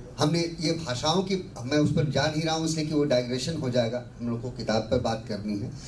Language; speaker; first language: Hindi; non-native, local second language; Bhojpuri